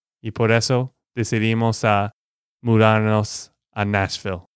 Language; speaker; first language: Spanish; non-native, learner; English